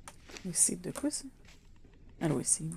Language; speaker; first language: French; native; French